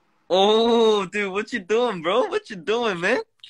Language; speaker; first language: English; early bilingual, other home language; Korean